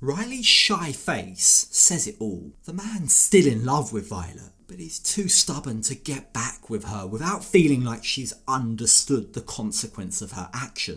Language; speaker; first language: English; native; English